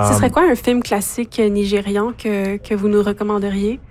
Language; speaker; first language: French; native; French